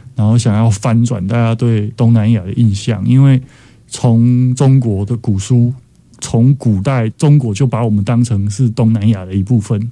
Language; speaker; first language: Chinese; native; Chinese